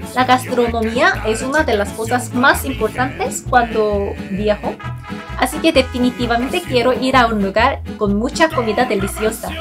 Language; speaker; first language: Spanish; non-native, fluent; Korean